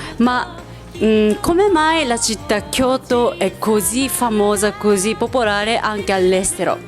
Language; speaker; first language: Italian; non-native, fluent; Japanese